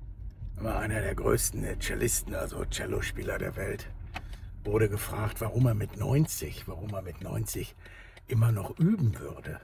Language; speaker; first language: German; native; German